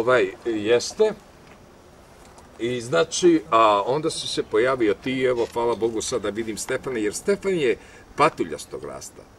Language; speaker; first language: Serbian; native; Serbian